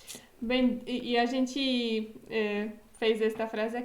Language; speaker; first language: Portuguese; non-native, fluent; Polish